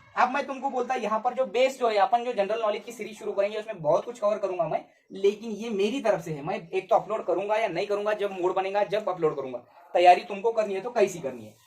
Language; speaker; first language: Hindi; native; Hindi